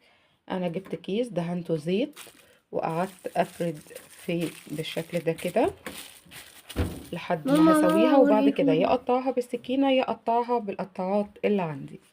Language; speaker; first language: Arabic; native; Arabic